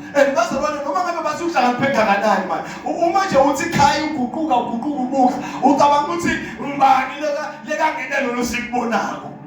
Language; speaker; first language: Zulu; non-native, local second language; Swati